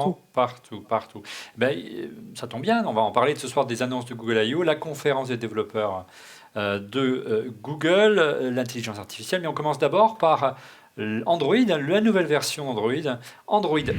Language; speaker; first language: French; native; French